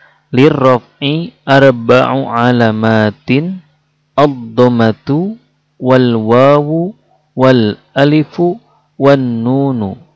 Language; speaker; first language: Arabic; non-native, fluent; Indonesian